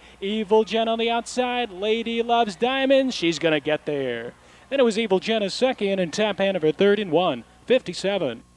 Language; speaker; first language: English; native; English